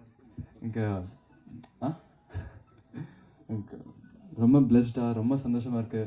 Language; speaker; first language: Tamil; non-native, local second language; Telugu